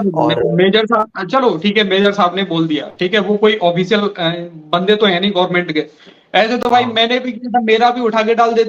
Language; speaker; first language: Hindi; native; Hindi